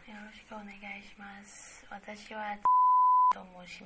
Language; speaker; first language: Japanese; non-native, learner; Chinese